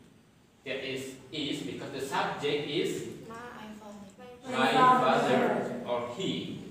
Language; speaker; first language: English; non-native, fluent; Indonesian